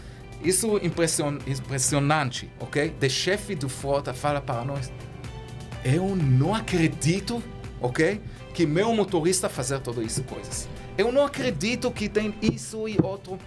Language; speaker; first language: Portuguese; non-native, learner; Hebrew